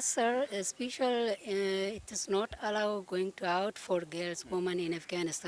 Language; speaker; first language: English; non-native, learner; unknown